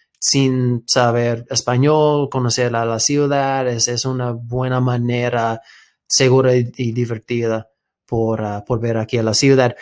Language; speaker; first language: Spanish; non-native, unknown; English